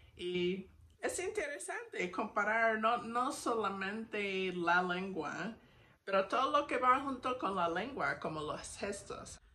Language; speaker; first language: Spanish; non-native, fluent; English